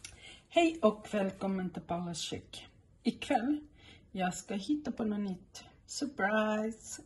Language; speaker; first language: Swedish; non-native, fluent; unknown